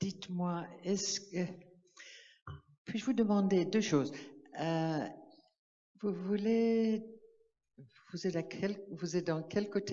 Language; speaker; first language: French; non-native, learner; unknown